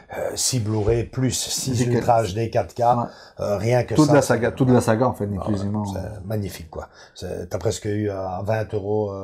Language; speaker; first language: French; native; French